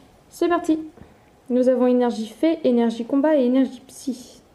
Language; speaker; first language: French; native; French